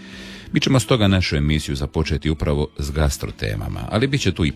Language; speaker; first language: Serbian; native; Serbian